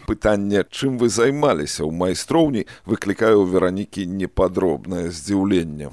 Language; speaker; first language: Belarusian; native; Belarusian